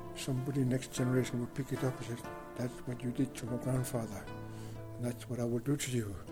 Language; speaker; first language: English; non-native, fluent; Kalaallisut